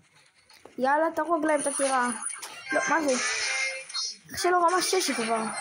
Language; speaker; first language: Hebrew; native; Hebrew